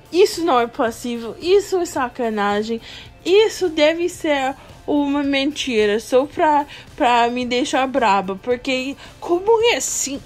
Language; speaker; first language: Portuguese; non-native, learner; English